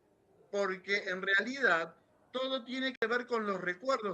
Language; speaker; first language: Spanish; native; Spanish